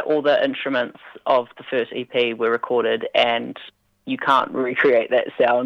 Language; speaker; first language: English; native; English